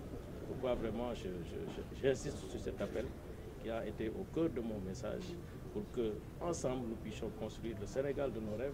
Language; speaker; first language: French; non-native, local second language; Wolof